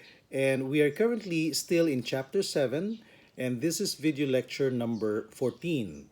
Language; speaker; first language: English; non-native, local second language; Filipino